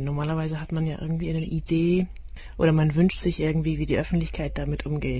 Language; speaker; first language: German; native; German